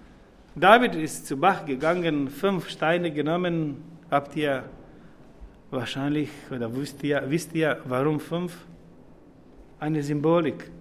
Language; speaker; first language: German; non-native, fluent; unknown